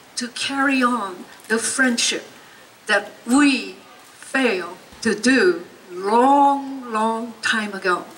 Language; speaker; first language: English; non-native, fluent; Japanese